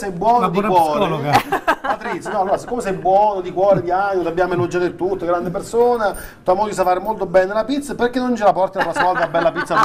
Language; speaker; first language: Italian; native; Italian